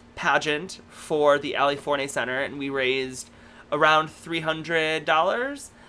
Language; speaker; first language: English; native; English